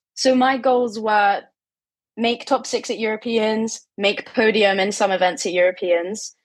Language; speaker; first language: English; native; English